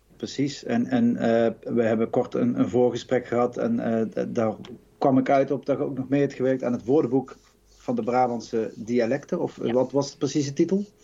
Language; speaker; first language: Dutch; native; Dutch